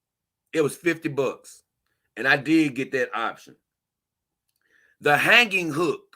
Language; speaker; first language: English; native; English